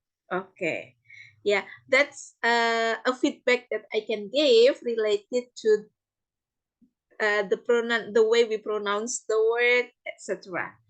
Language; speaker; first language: English; non-native, fluent; Indonesian